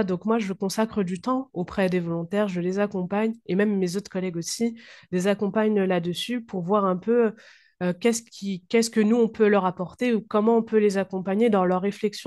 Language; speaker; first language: French; native; French